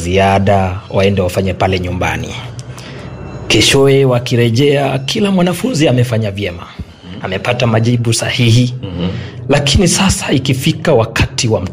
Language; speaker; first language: Swahili; non-native, local second language; Kalenjin